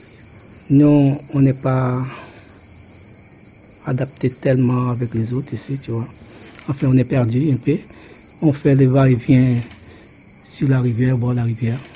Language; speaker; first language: French; non-native, local second language; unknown